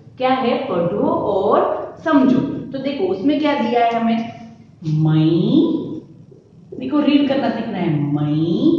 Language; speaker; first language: Hindi; non-native, local second language; Gujarati